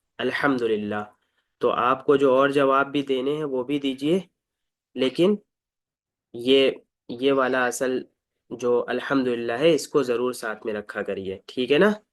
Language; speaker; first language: Urdu; native; Urdu